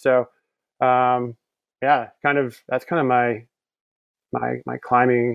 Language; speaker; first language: English; native; English